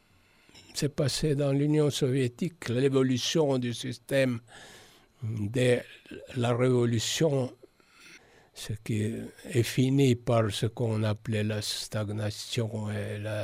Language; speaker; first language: French; non-native, fluent; Estonian